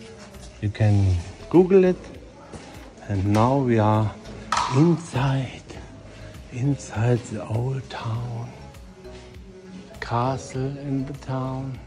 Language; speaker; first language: English; non-native, learner; German